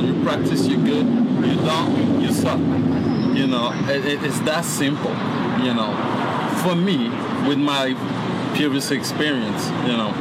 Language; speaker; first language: English; non-native, fluent; French